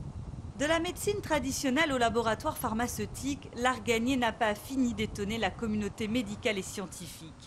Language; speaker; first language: French; native; French